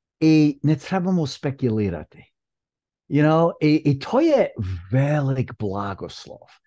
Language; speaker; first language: Croatian; early bilingual, heritage; Croatian